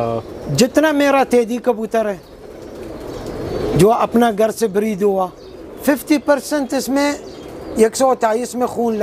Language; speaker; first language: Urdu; non-native, learner; Arabic